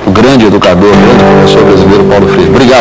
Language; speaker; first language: Portuguese; native; Portuguese